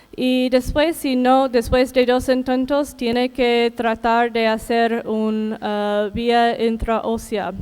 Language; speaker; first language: Spanish; non-native, fluent; English